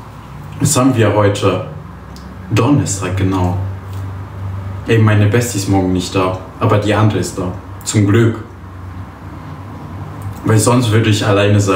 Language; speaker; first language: German; early bilingual, other home language; Polish